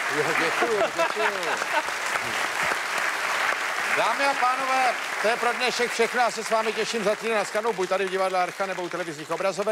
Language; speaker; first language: Czech; native; Czech